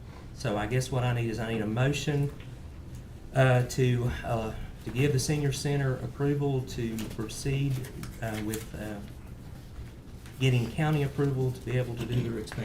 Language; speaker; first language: English; native; English